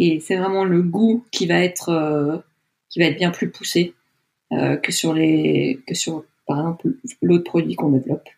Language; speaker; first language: French; native; French